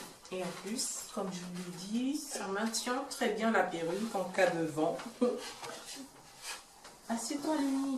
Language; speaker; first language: French; native; French